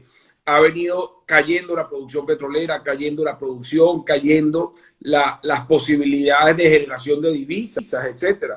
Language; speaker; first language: Spanish; native; Spanish